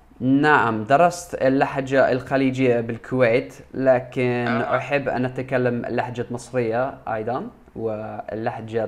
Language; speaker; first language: Arabic; non-native, learner; English